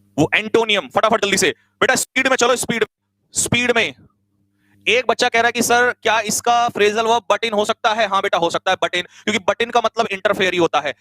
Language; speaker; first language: Hindi; native; Hindi